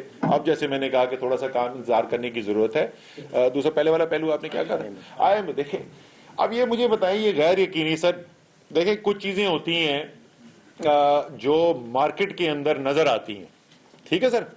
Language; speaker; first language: Urdu; native; Urdu